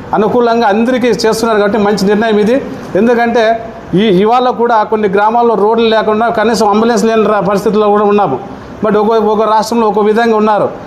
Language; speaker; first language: Telugu; non-native, local second language; Lambadi